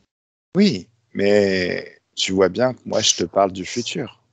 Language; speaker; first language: French; native; French